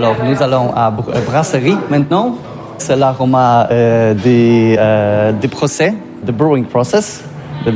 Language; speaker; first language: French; non-native, learner; Polish